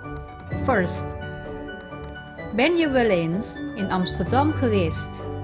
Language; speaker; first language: Dutch; non-native, fluent; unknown